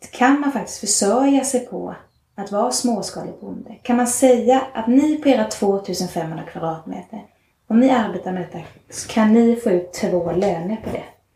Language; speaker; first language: Swedish; native; Swedish